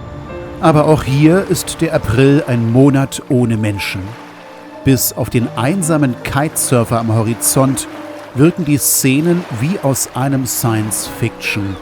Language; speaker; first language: German; native; German